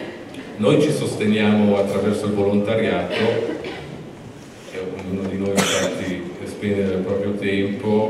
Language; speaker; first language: Italian; native; Italian